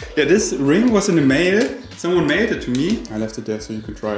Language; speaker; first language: English; non-native, fluent; German